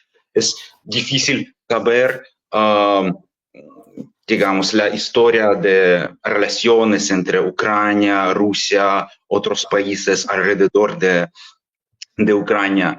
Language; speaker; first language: Spanish; non-native, fluent; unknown